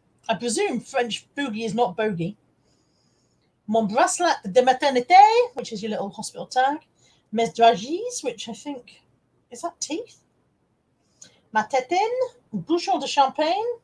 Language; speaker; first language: English; native; English